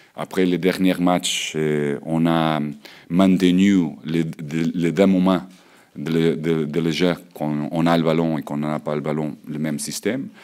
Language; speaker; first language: French; non-native, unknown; Portuguese